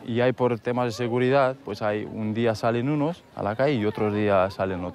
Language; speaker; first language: Spanish; non-native, fluent; Romanian